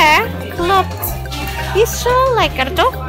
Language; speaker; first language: Dutch; non-native, local second language; Indonesian